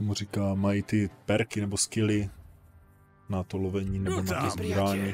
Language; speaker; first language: Czech; native; Czech